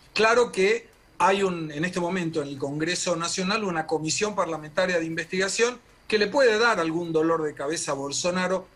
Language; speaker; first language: Spanish; native; Spanish